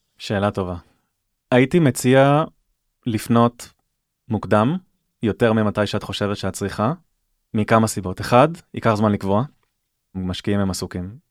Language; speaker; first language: Hebrew; native; Hebrew